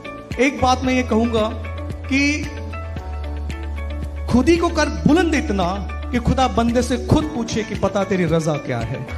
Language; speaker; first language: Hindi; native; Hindi